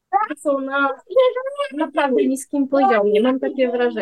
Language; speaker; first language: Polish; early bilingual, heritage; Polish